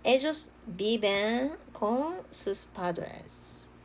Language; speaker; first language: Spanish; non-native, learner; Japanese